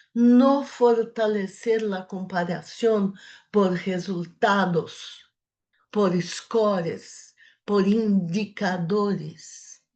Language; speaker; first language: Spanish; non-native, fluent; Portuguese